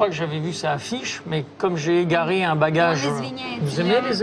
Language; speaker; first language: French; native; French